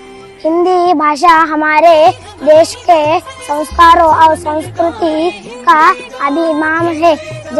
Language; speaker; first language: Hindi; non-native, local second language; Telugu